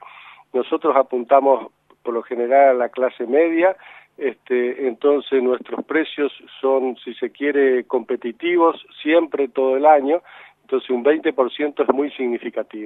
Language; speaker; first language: Spanish; native; Spanish